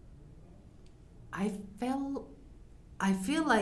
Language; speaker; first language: English; non-native, fluent; Korean